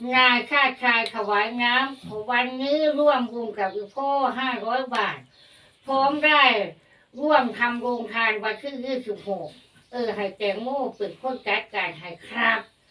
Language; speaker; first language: Thai; native; Thai